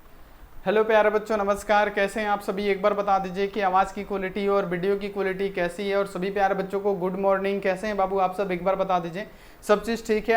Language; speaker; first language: Hindi; native; Hindi